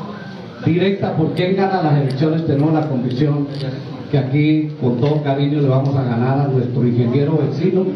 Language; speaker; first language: Spanish; native; Spanish